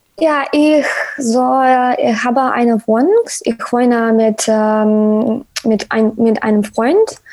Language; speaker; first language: German; non-native, learner; Ukrainian